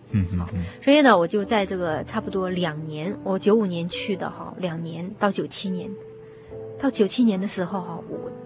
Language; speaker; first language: Chinese; native; Chinese